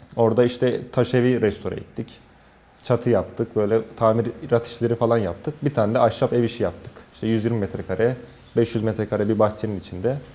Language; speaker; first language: Turkish; native; Turkish